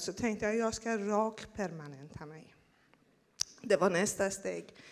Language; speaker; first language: Swedish; non-native, fluent; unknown